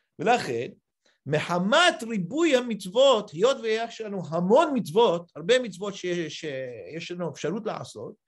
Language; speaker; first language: Hebrew; non-native, fluent; English